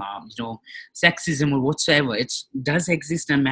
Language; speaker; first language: English; non-native, local second language; Marwari